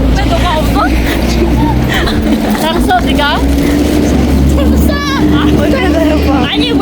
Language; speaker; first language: Korean; non-native, learner; Filipino